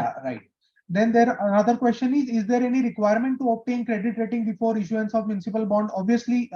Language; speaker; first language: English; non-native, local second language; Hindi